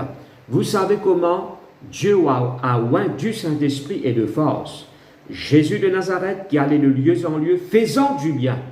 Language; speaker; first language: French; non-native, local second language; Morisyen